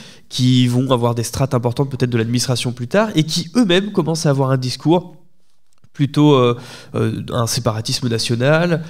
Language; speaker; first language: French; native; French